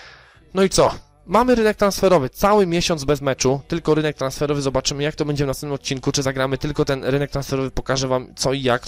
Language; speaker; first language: Polish; native; Polish